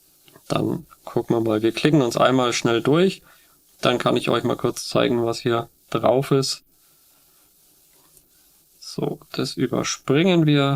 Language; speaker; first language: German; native; German